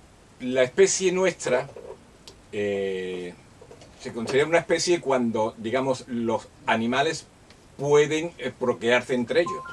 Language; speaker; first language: Spanish; native; Spanish